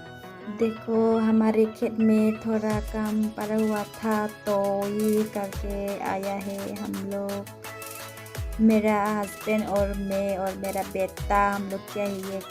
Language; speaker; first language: Hindi; non-native, local second language; Bodo